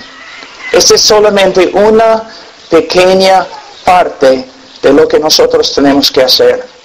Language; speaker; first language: Spanish; non-native, fluent; English